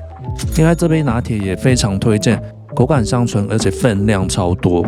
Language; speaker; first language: Chinese; native; Chinese